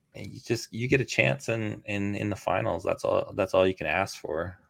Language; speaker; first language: English; native; English